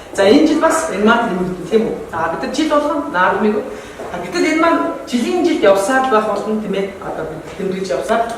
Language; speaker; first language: Mongolian; native; Mongolian